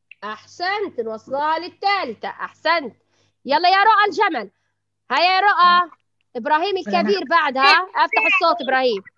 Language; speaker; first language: Arabic; native; Arabic